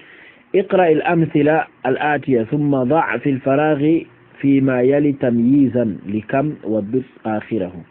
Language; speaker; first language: Arabic; non-native, fluent; Fula